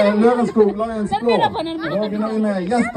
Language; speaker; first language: Norwegian; native; Norwegian